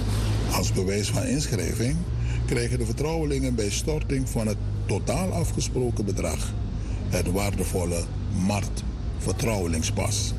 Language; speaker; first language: Dutch; native; Dutch